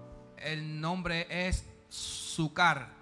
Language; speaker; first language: Spanish; early bilingual, heritage; Spanish